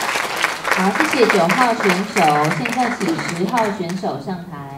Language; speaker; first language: Chinese; native; Chinese